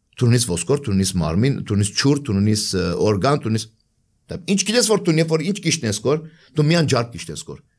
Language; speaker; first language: Armenian; early bilingual, heritage; Armenian